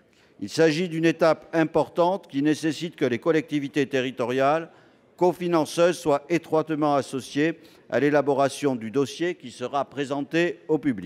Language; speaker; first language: French; native; French